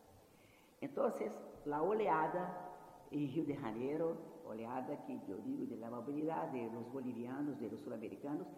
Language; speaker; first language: Spanish; non-native, fluent; Portuguese